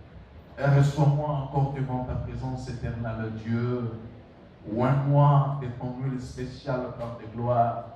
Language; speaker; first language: French; non-native, local second language; Lingala